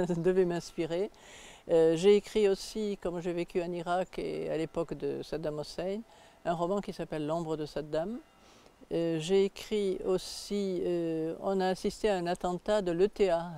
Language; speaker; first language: French; native; French